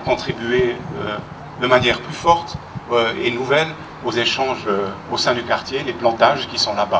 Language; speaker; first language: French; native; French